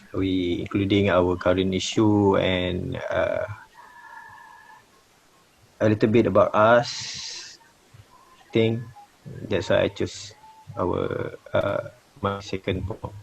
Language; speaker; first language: English; non-native, learner; Malay